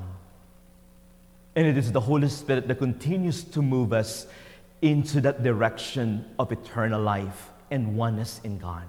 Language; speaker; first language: English; non-native, local second language; Filipino